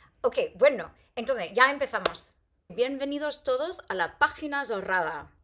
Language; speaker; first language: Spanish; non-native, fluent; English